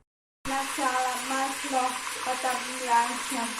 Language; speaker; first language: Russian; early bilingual, other home language; Tajik